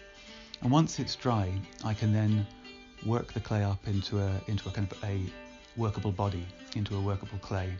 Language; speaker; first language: English; native; English